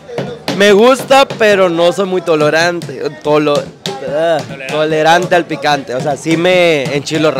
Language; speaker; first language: Spanish; native; Spanish